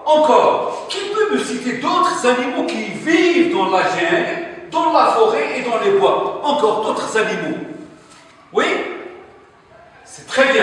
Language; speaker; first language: French; non-native, local second language; Arabic